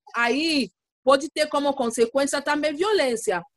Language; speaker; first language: Portuguese; non-native, learner; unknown